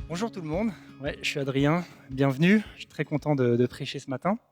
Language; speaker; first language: French; native; French